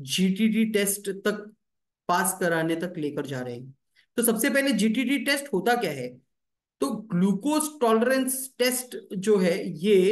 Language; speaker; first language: Hindi; native; Hindi